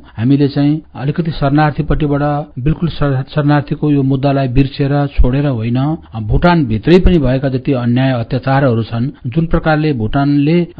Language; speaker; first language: Nepali; native; Nepali